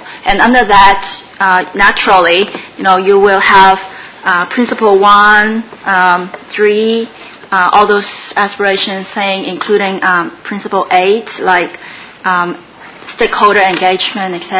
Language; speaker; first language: English; non-native, local second language; Cantonese